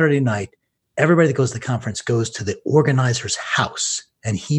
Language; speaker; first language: English; native; English